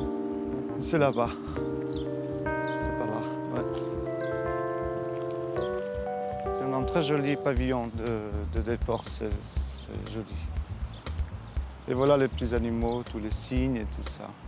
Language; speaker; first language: French; non-native, fluent; Portuguese